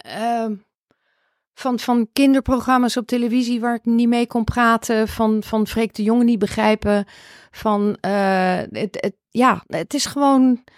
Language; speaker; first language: Dutch; early bilingual, heritage; Dutch